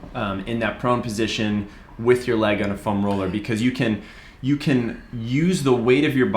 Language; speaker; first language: English; native; English